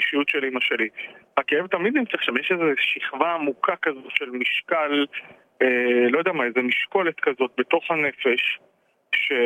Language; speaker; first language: Hebrew; native; Hebrew